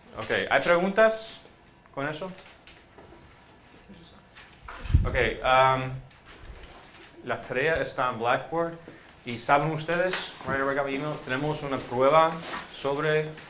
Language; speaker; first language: Spanish; non-native, fluent; English